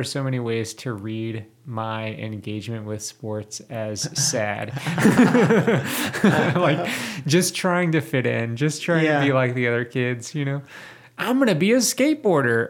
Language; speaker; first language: English; native; English